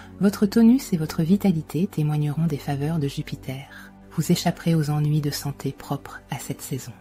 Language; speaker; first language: French; native; French